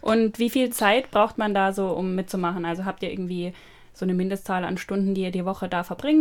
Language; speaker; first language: German; native; German